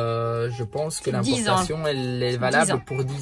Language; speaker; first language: French; native; French